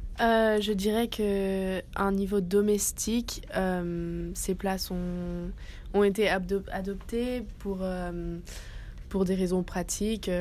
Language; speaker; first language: French; early bilingual, heritage; French